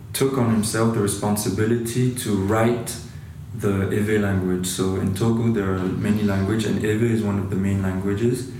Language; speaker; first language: English; non-native, fluent; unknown